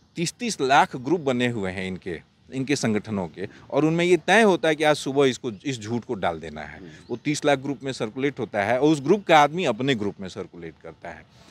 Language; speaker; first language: Hindi; native; Hindi